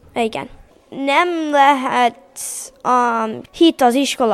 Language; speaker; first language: Hungarian; non-native, learner; English